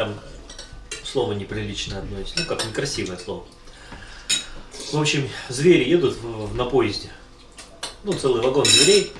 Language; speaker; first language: Russian; native; Russian